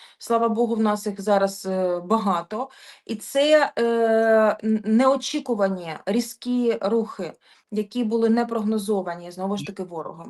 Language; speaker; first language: Ukrainian; native; Ukrainian